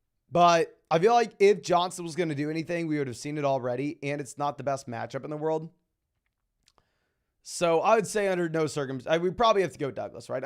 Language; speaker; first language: English; native; English